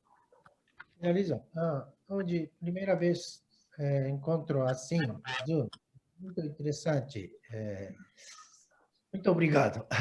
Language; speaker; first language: Portuguese; non-native, learner; Japanese